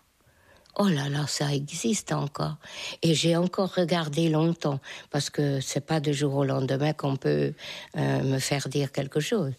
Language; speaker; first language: French; non-native, fluent; Hungarian